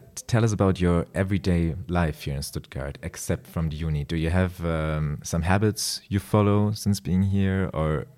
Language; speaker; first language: English; non-native, fluent; German